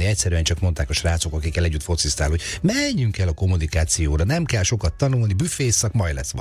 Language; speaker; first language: Hungarian; native; Hungarian